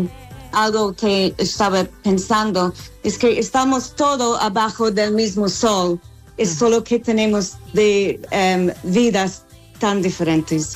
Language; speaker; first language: Spanish; non-native, fluent; English